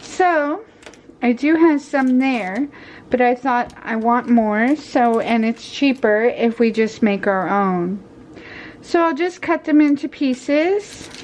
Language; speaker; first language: English; native; English